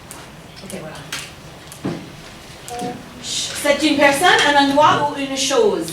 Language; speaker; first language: French; non-native, fluent; English